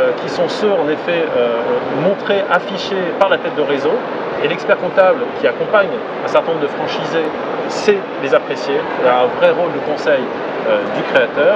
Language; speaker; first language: French; native; French